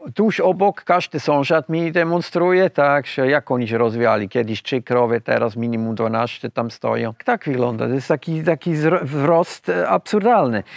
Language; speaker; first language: Polish; non-native, fluent; German